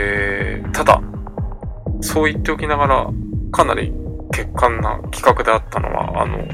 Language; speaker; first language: Japanese; native; Japanese